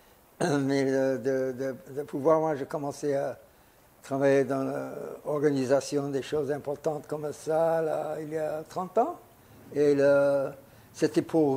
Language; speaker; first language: French; non-native, fluent; English